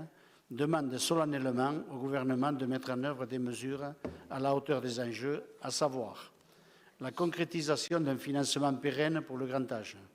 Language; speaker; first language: French; native; French